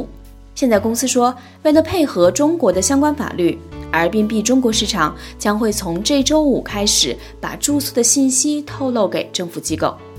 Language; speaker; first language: Chinese; native; Chinese